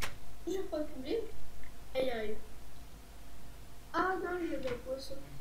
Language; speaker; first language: French; native; French